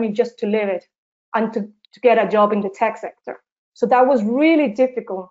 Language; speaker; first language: English; non-native, fluent; Spanish